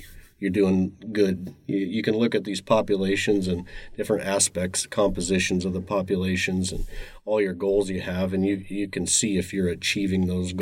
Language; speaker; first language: English; native; English